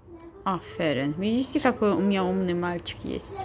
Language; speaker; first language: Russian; non-native, local second language; Azerbaijani